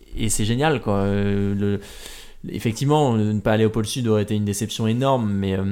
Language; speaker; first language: French; native; French